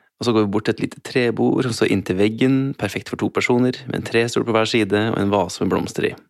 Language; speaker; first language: Norwegian; native; Norwegian